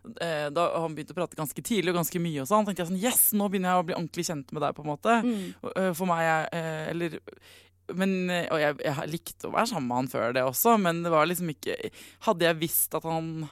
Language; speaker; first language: Norwegian; native; Norwegian